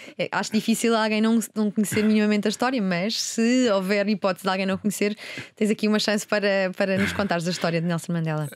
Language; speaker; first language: Portuguese; native; Portuguese